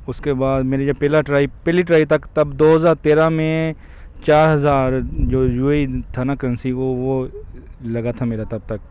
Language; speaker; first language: Urdu; non-native, local second language; Punjabi